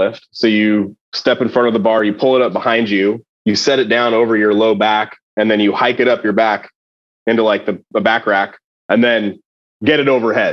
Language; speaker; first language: English; native; English